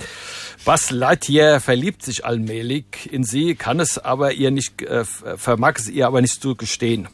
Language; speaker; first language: German; native; German